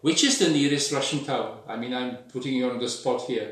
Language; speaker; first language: English; non-native, fluent; Czech